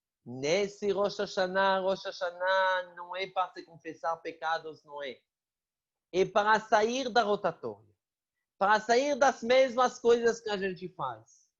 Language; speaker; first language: Portuguese; non-native, fluent; Hebrew